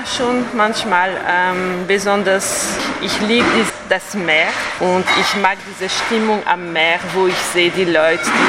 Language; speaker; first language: German; non-native, fluent; French